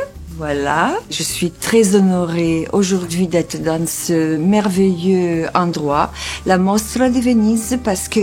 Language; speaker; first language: French; non-native, fluent; Italian